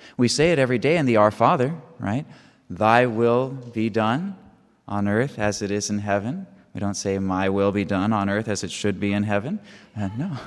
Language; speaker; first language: English; native; English